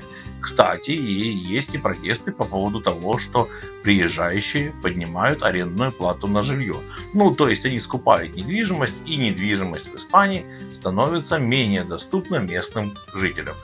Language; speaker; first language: Russian; native; Russian